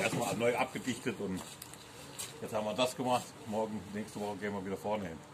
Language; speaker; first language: German; native; German